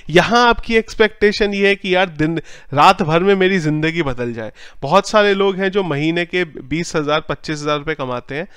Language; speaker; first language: Hindi; native; Hindi